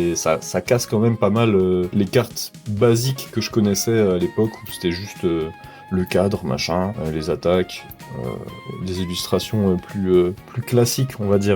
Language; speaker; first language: French; native; French